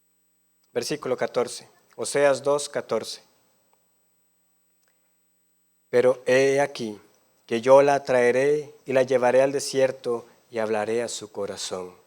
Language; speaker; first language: Spanish; native; Spanish